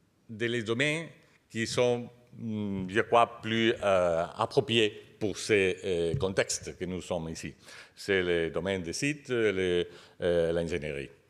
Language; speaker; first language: French; non-native, fluent; Spanish